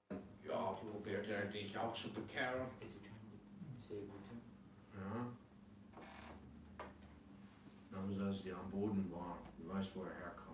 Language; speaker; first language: German; non-native, fluent; English